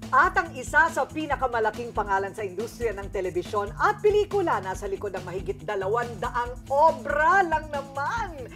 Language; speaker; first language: Filipino; native; Filipino